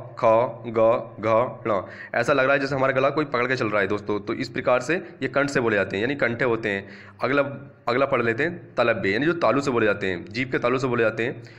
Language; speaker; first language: Hindi; native; Hindi